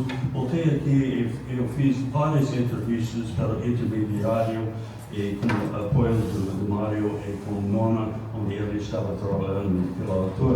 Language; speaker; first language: Portuguese; non-native, fluent; English